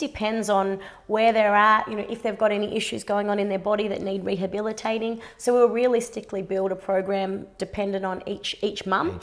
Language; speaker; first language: English; native; English